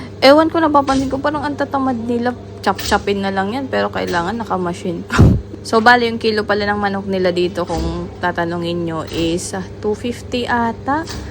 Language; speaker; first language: Filipino; native; Filipino